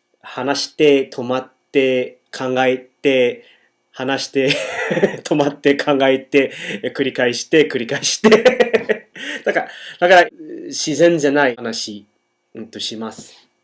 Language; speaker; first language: Japanese; non-native, learner; English